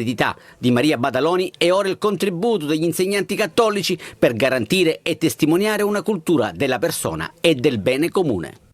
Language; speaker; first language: Italian; native; Italian